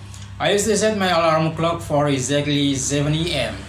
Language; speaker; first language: English; non-native, learner; Indonesian